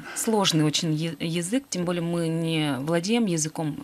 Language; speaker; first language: Russian; native; Russian